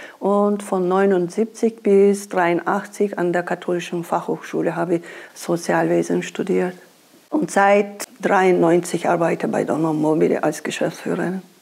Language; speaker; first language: German; non-native, fluent; Turkish